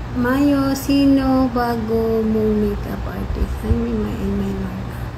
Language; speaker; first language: Filipino; non-native, local second language; Cebuano